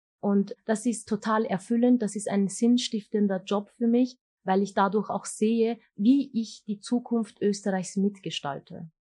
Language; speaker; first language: German; early bilingual, other home language; Turkish